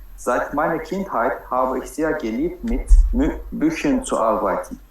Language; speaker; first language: German; non-native, learner; Turkish